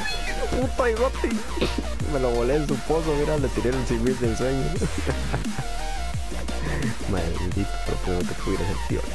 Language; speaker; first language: Spanish; native; Spanish